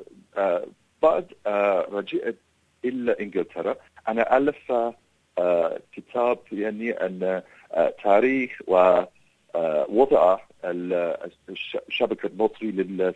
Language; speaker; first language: Arabic; non-native, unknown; English